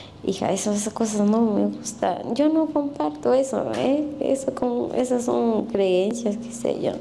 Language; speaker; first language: Spanish; native; Spanish